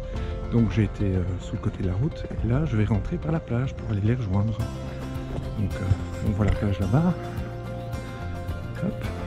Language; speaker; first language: French; native; French